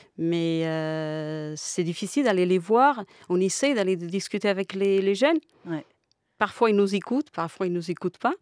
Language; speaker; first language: French; non-native, fluent; Portuguese